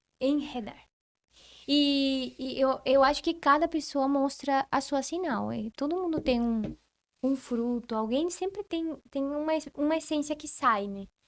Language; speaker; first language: Portuguese; non-native, fluent; Spanish